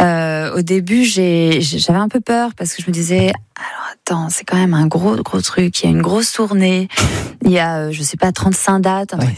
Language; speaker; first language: French; native; French